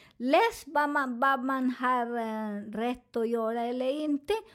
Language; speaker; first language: Swedish; non-native, learner; Spanish